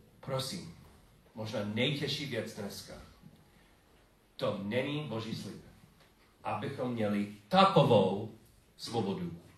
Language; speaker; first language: Czech; non-native, learner; English